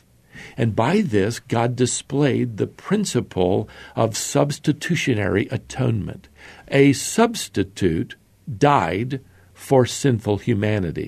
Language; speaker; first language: English; native; English